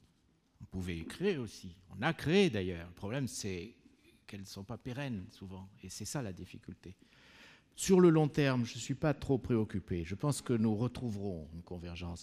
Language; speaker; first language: French; native; French